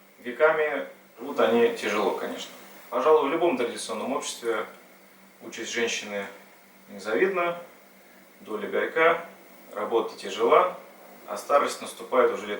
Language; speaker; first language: Russian; native; Russian